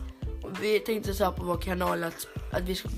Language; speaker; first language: Swedish; native; Swedish